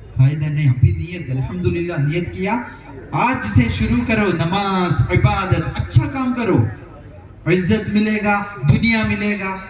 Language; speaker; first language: Urdu; non-native, local second language; Malayalam